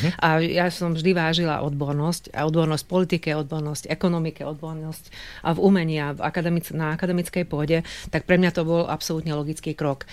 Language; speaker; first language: Slovak; non-native, local second language; Hungarian